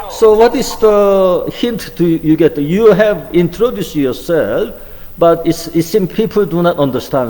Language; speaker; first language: English; non-native, fluent; Korean